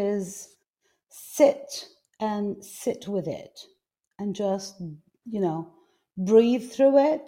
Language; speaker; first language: English; non-native, fluent; Greek